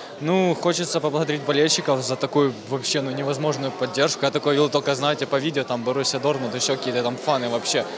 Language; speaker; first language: Russian; native; Russian